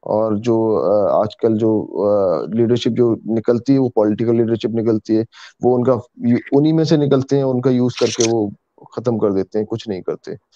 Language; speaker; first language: Hindi; native; Hindi